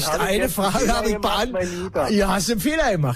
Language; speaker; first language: German; native; German